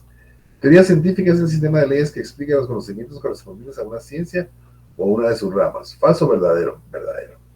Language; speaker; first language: Spanish; native; Spanish